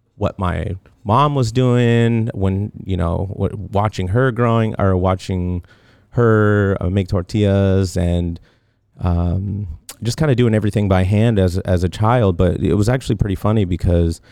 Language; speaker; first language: English; native; English